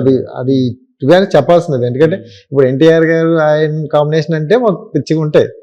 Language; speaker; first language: Telugu; native; Telugu